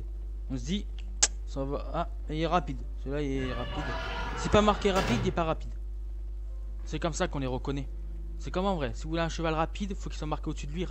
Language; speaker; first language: French; native; French